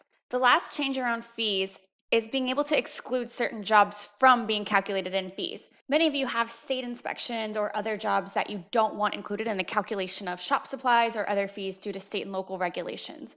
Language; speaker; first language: English; native; English